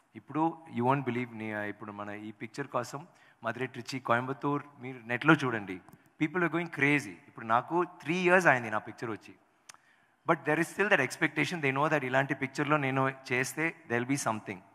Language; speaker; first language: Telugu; non-native, learner; Tamil